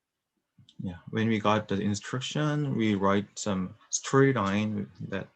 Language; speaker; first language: English; non-native, learner; Korean